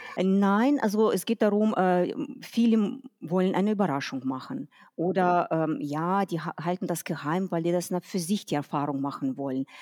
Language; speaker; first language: German; non-native, fluent; Russian